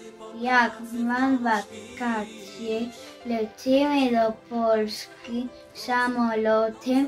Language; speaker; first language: Polish; early bilingual, other home language; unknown